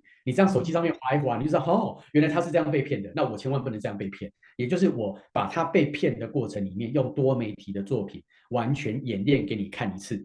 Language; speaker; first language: Chinese; native; Chinese